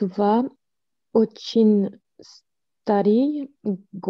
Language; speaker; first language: Russian; non-native, learner; French